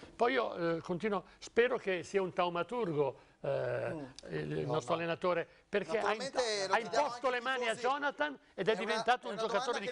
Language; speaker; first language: Italian; native; Italian